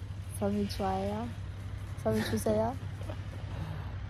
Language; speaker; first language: Korean; non-native, learner; Persian